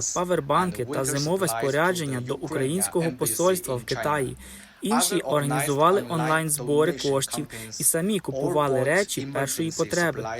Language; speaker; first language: Ukrainian; non-native, fluent; Chinese